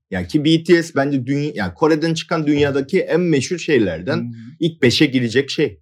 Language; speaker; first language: Turkish; non-native, fluent; Korean